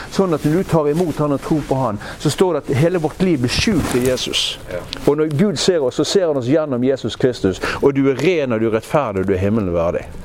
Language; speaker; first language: Norwegian; native; Norwegian